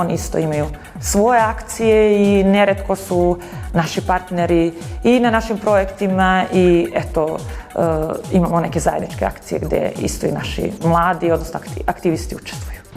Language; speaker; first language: Bosnian; native; Bosnian